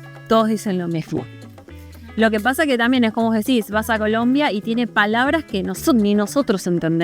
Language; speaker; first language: Spanish; native; Spanish